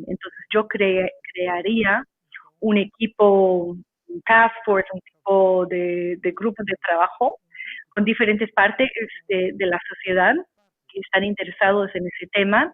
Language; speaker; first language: Spanish; non-native, fluent; English